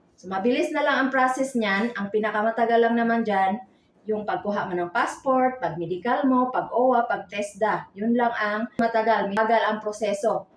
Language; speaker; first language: Filipino; non-native, local second language; Cebuano